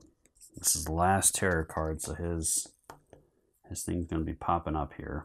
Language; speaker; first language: English; native; English